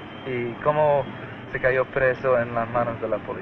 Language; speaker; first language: Portuguese; non-native, fluent; Spanish